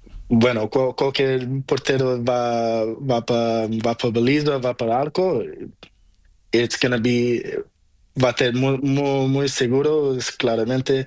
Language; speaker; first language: Spanish; non-native, learner; Portuguese